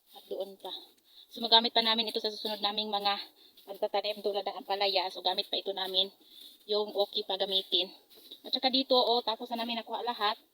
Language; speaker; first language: Filipino; non-native, local second language; Hiligaynon